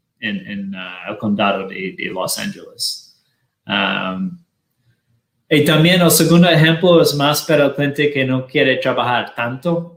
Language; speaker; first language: Spanish; non-native, fluent; Portuguese